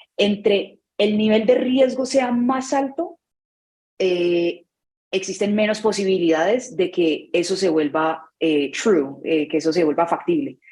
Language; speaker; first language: Spanish; native; Spanish